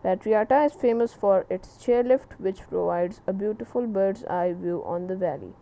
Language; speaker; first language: English; non-native, local second language; Urdu